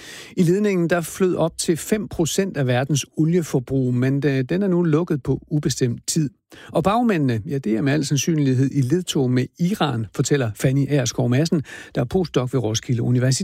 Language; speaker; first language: Danish; native; Danish